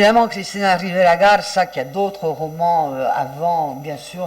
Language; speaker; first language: French; native; French